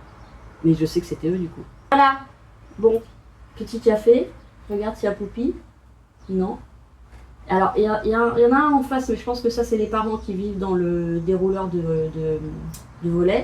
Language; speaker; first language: French; native; French